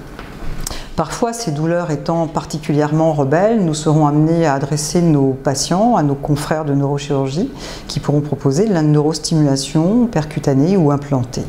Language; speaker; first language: French; native; French